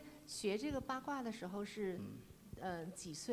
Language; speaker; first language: Chinese; native; Chinese